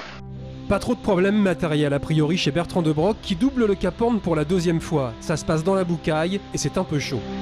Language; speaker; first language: French; native; French